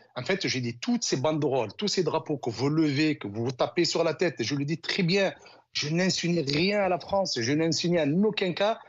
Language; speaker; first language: French; non-native, local second language; Arabic